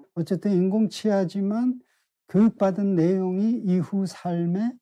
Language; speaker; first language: Korean; native; Korean